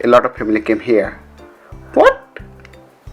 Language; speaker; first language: English; non-native, learner; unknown